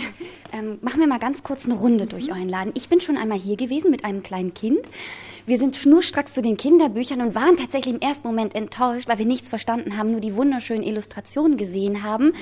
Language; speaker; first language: German; native; German